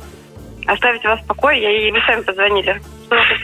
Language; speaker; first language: Russian; native; Russian